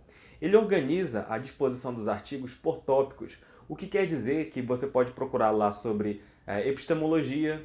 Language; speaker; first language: Portuguese; native; Portuguese